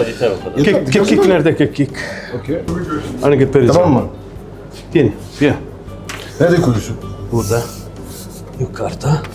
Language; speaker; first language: Turkish; non-native, learner; French